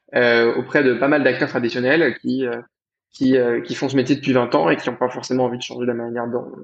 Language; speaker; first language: French; native; French